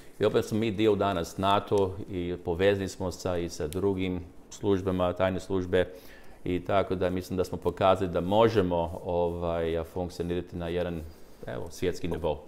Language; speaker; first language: Croatian; early bilingual, heritage; Croatian